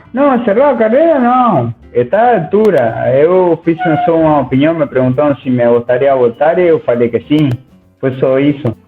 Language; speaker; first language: Portuguese; non-native, learner; Spanish